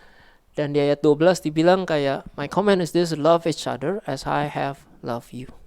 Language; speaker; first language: English; non-native, local second language; Indonesian